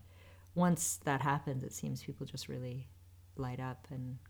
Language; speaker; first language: English; native; English